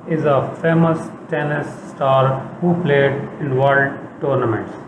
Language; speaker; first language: English; non-native, local second language; Urdu